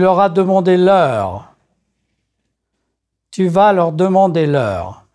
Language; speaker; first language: French; native; French